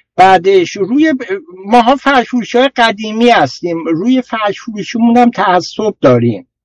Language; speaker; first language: Persian; non-native, local second language; Azerbaijani